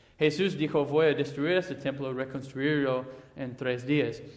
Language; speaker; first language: Spanish; non-native, fluent; English